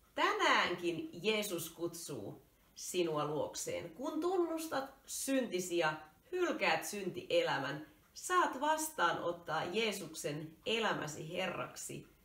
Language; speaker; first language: Finnish; native; Finnish